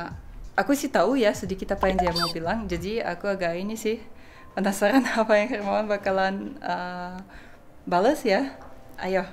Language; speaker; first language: Indonesian; non-native, fluent; Russian